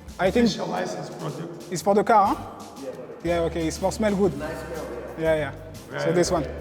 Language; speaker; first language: English; non-native, learner; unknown